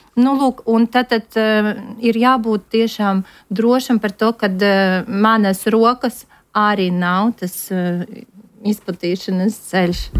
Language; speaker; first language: Latvian; non-native, local second language; Russian